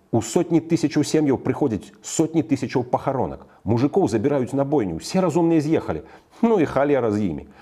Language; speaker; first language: Belarusian; native; Belarusian